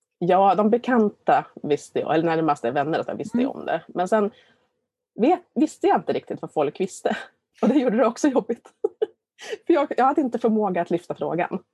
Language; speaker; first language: Swedish; native; Swedish